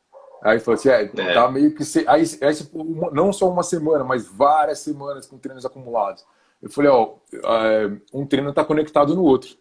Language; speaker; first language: Portuguese; native; Portuguese